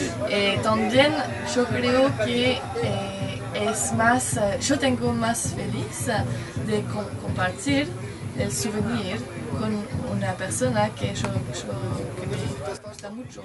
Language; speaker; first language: Spanish; non-native, learner; French